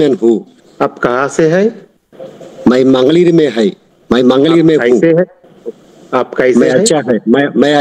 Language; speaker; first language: Hindi; non-native, learner; Telugu